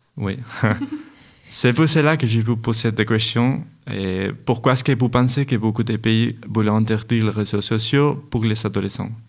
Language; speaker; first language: French; non-native, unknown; Spanish